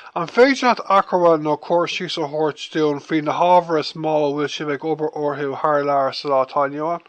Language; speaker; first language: Irish; non-native, local second language; English